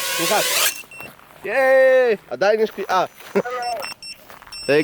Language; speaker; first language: Hebrew; native; Hebrew